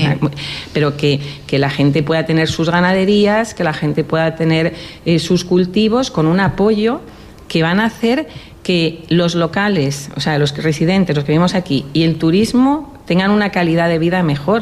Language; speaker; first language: Spanish; native; Spanish